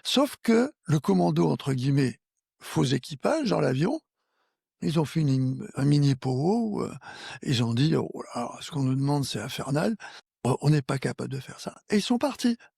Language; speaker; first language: French; native; French